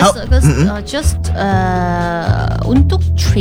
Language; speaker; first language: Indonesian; non-native, learner; Korean